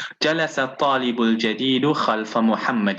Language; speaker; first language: Arabic; non-native, fluent; English